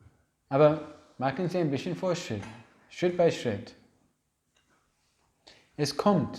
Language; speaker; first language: German; non-native, learner; English